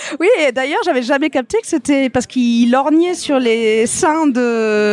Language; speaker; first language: French; native; French